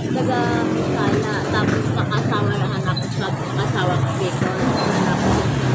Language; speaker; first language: Filipino; non-native, local second language; Cebuano